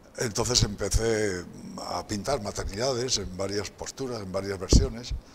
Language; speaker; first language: Spanish; native; Spanish